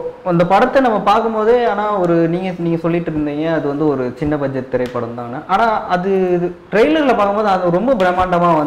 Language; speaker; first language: Tamil; native; Tamil